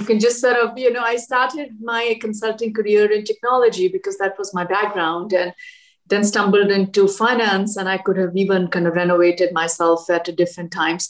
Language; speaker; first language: English; non-native, local second language; Hindi